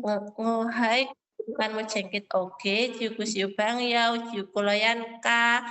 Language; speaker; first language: Cantonese; non-native, learner; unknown